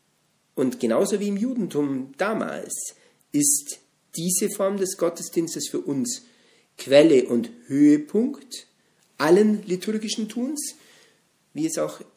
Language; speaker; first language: German; native; German